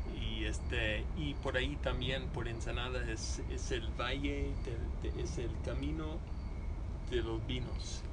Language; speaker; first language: Spanish; non-native, fluent; English